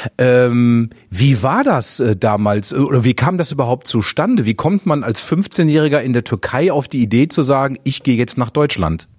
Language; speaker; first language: German; native; German